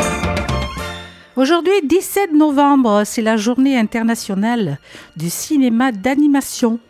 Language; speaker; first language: French; native; French